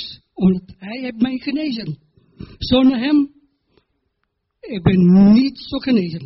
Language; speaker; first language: Dutch; non-native, learner; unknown